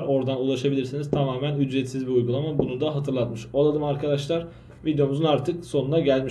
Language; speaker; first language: Turkish; native; Turkish